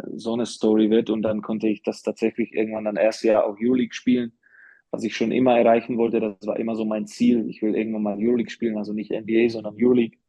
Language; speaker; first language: German; non-native, fluent; Slovak